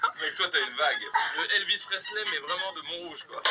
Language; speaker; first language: French; native; French